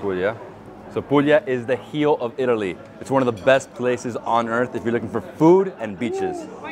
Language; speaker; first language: English; early bilingual, other home language; Italian